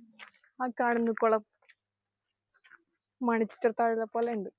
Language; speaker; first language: Malayalam; native; Malayalam